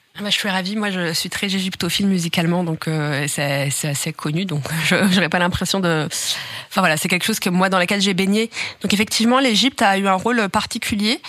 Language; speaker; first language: French; native; French